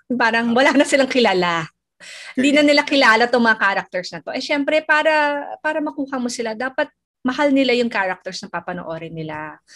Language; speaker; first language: Filipino; native; Filipino